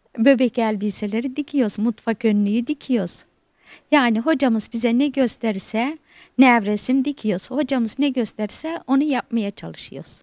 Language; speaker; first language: Turkish; native; Turkish